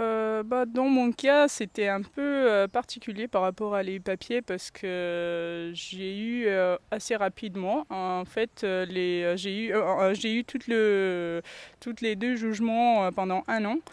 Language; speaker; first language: French; non-native, fluent; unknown